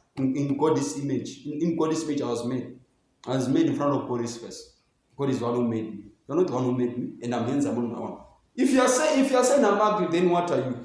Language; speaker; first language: English; non-native, local second language; Zulu